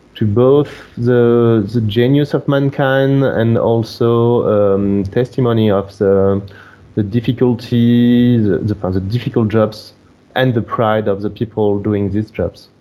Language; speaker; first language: English; non-native, fluent; French